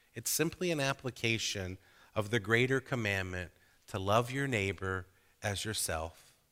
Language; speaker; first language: English; native; English